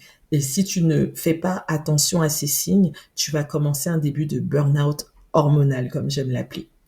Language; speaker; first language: French; native; French